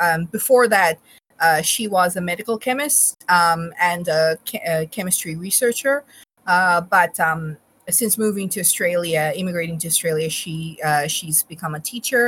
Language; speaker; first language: English; non-native, local second language; Bangla